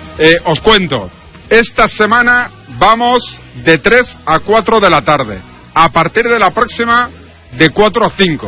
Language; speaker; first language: Spanish; native; Spanish